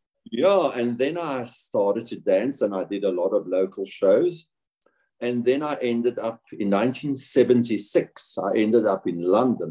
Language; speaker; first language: English; native; English